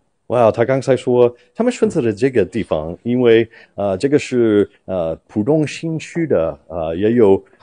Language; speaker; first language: Chinese; non-native, fluent; English